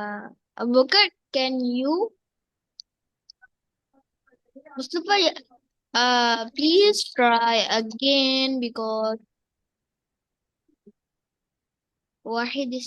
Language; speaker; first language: English; non-native, local second language; Urdu